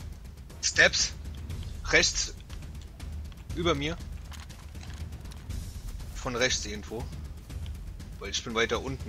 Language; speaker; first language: German; native; German